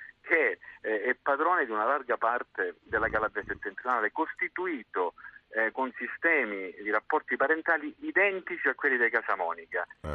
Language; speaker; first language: Italian; native; Italian